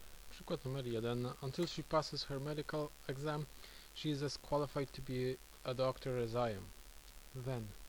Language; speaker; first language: English; non-native, fluent; Polish